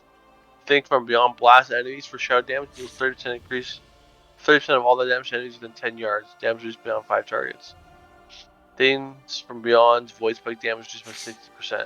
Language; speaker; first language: English; native; English